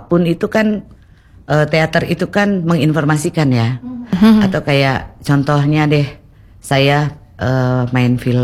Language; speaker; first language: Indonesian; non-native, local second language; Javanese